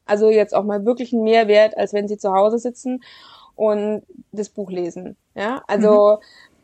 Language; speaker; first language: German; native; German